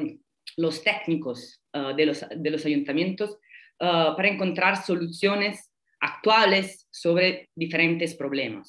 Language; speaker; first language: Spanish; non-native, fluent; Italian